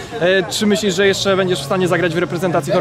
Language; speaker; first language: Polish; native; Polish